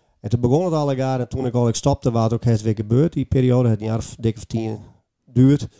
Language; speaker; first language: Dutch; native; Dutch